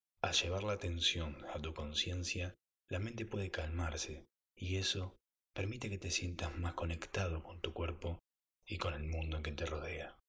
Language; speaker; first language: Spanish; native; Spanish